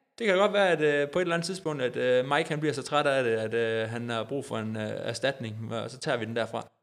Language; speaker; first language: Danish; native; Danish